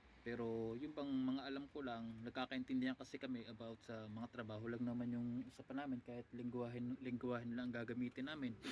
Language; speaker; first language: Filipino; non-native, local second language; Cebuano